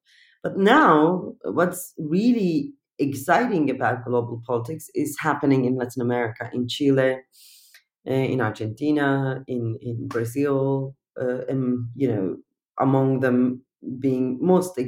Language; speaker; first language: English; non-native, fluent; Turkish